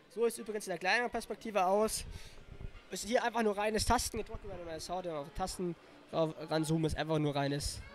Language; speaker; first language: German; native; German